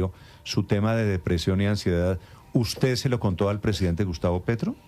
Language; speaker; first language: Spanish; native; Spanish